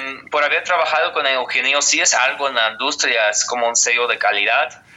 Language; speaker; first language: Spanish; non-native, fluent; English